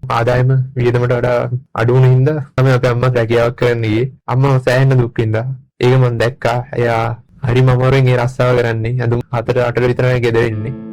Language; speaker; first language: Sinhala; native; Sinhala